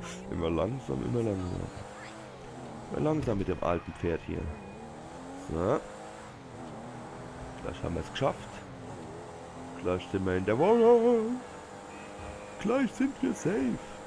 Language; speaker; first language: German; native; German